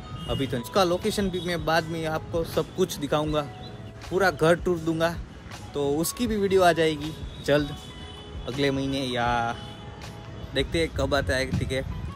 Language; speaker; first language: Hindi; non-native, local second language; Gujarati